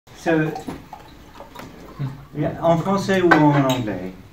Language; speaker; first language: French; non-native, learner; English